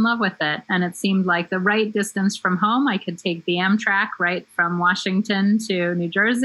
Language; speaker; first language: English; native; English